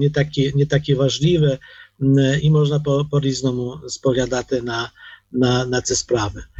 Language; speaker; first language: Polish; non-native, learner; Ukrainian